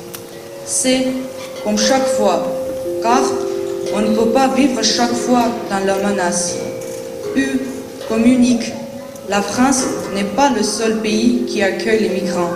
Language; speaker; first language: French; non-native, learner; Armenian